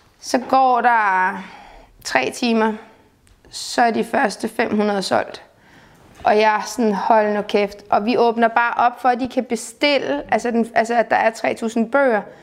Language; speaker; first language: Danish; native; Danish